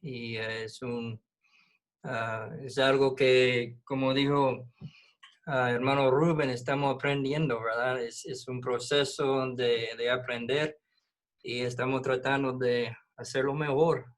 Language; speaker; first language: Spanish; non-native, fluent; English